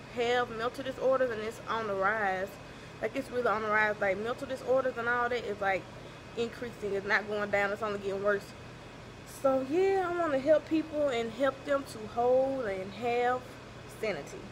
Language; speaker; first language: English; native; English